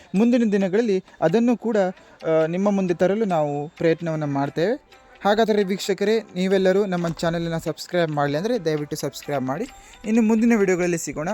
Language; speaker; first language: Kannada; non-native, local second language; Konkani